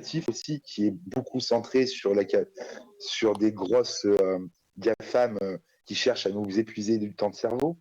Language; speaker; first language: French; native; French